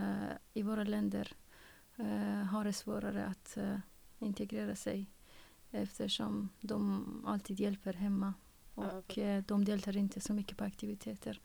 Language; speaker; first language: Swedish; non-native, fluent; Persian